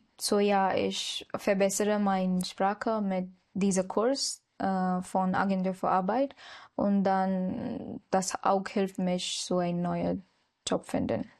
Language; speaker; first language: German; non-native, learner; Marathi